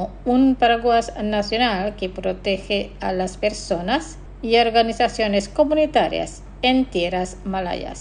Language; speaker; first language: Spanish; non-native, fluent; Indonesian